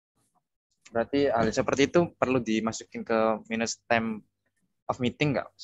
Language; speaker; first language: Indonesian; native; Indonesian